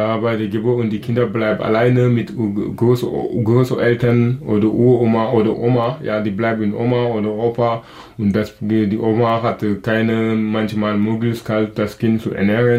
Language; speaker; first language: German; non-native, learner; Wolof